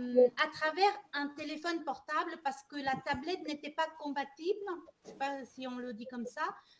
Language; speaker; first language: French; non-native, fluent; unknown